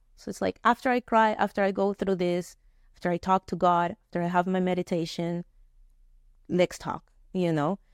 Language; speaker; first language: English; non-native, fluent; Spanish